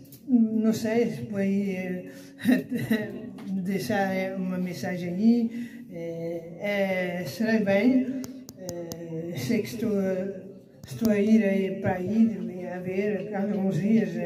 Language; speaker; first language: Portuguese; early bilingual, heritage; Portuguese